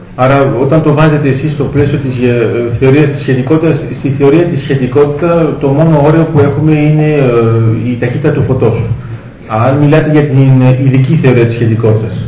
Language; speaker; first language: Greek; early bilingual, heritage; Greek